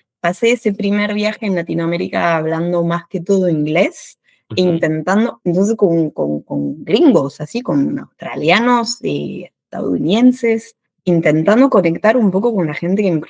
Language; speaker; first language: Spanish; non-native, fluent; French